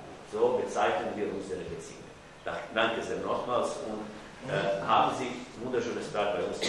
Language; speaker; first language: German; non-native, fluent; Croatian